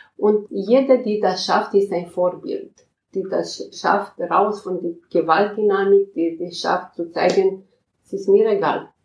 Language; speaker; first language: German; non-native, fluent; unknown